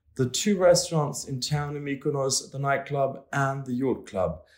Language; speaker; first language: English; non-native, fluent; Swedish